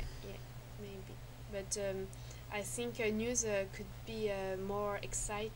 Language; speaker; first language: English; non-native, learner; French